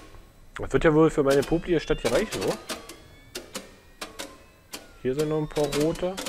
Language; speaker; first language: German; native; German